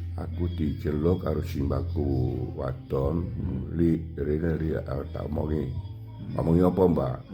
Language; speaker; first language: Javanese; early bilingual, heritage; Javanese